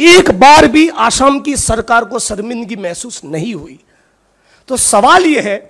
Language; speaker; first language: Hindi; non-native, local second language; Gujarati